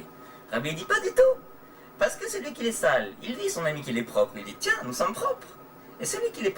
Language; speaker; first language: French; native; French